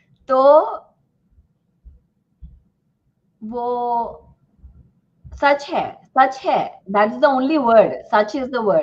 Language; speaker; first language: Hindi; non-native, learner; Telugu